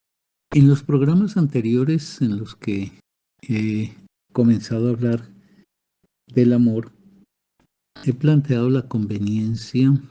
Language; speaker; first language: Spanish; native; Spanish